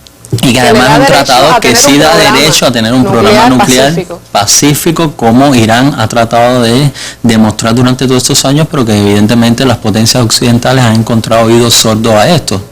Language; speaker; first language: Spanish; native; Spanish